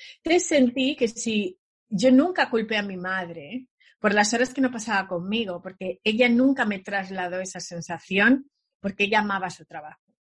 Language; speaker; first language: Spanish; early bilingual, other home language; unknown